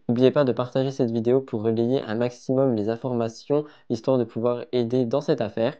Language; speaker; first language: French; native; French